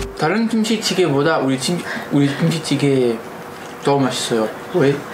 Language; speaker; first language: Korean; non-native, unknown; French